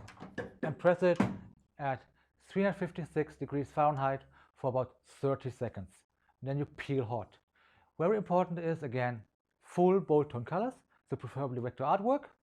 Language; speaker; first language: English; non-native, fluent; German